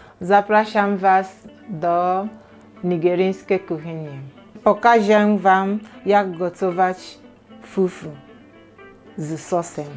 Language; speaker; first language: Polish; non-native, learner; Igbo